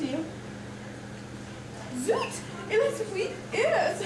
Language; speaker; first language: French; non-native, learner; English